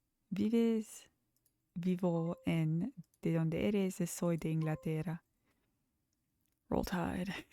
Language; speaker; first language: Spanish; non-native, learner; English